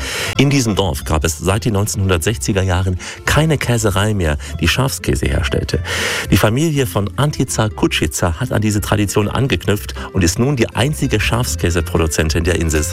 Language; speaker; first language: German; native; German